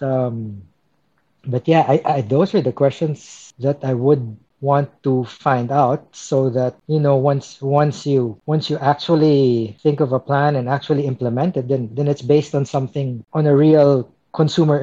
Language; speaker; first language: English; non-native, local second language; Filipino